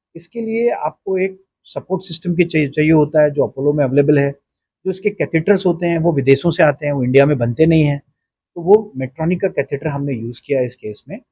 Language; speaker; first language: Hindi; native; Hindi